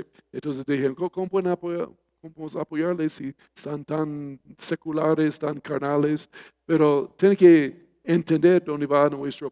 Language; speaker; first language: Spanish; non-native, fluent; English